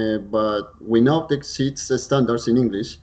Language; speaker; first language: English; non-native, learner; Spanish